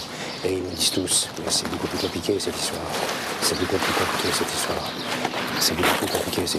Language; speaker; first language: French; native; French